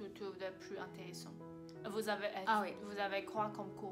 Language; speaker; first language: French; non-native, fluent; Chinese